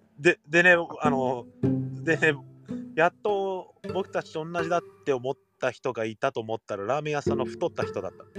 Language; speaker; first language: Japanese; early bilingual, heritage; Japanese